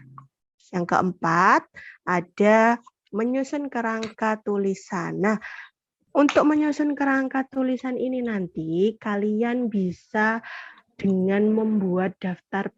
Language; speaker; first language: Indonesian; native; Indonesian